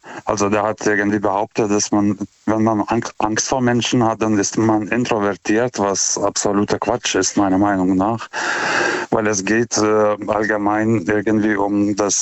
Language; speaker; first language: German; non-native, fluent; Lithuanian